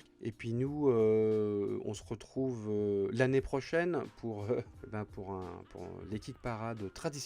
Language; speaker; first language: French; native; French